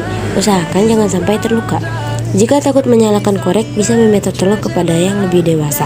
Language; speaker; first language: Indonesian; native; Indonesian